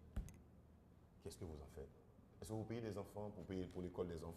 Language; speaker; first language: French; non-native, local second language; Haitian Creole